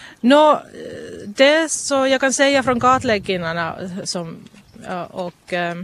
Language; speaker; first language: Swedish; non-native, local second language; Finnish